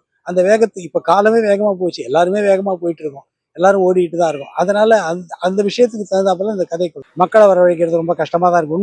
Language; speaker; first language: Tamil; native; Tamil